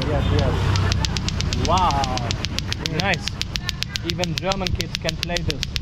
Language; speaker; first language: English; non-native, fluent; German